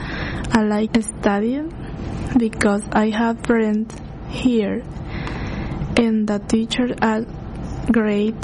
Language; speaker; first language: English; non-native, learner; Spanish